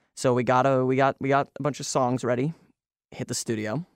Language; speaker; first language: English; native; English